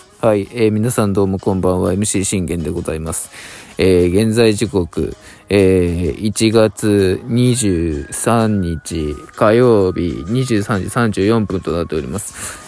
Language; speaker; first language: Japanese; native; Japanese